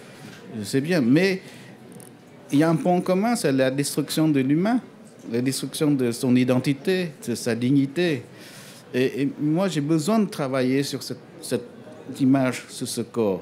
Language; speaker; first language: French; non-native, fluent; Khmer